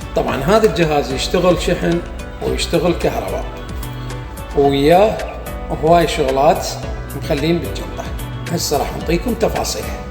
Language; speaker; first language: Arabic; native; Arabic